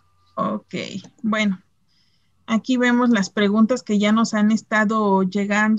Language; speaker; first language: Spanish; native; Spanish